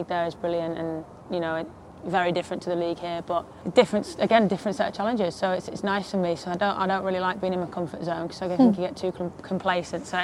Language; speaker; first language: English; native; English